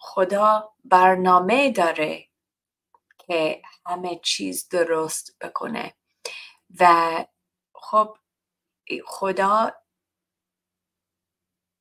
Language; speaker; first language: Persian; non-native, learner; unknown